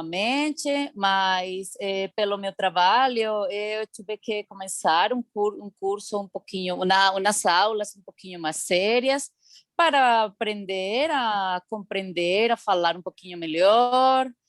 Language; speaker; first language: Portuguese; non-native, learner; Spanish